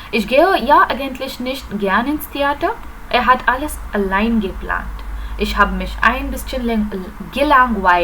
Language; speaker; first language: German; non-native, fluent; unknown